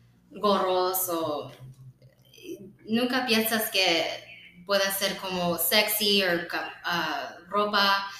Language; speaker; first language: Spanish; non-native, fluent; English